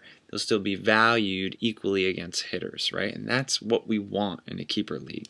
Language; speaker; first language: English; native; English